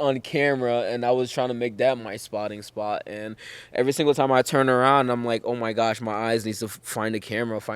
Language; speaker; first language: English; native; English